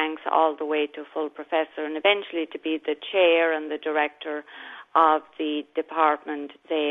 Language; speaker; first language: English; native; English